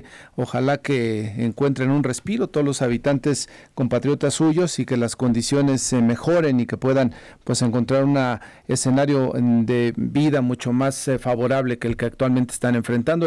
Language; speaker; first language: Spanish; native; Spanish